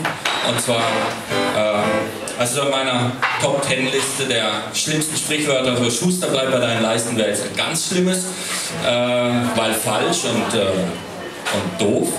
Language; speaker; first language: German; native; German